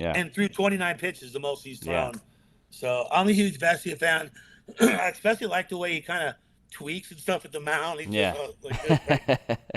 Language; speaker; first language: English; native; English